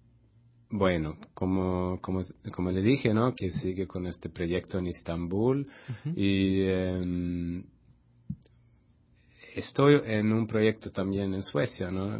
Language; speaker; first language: Spanish; non-native, fluent; Swedish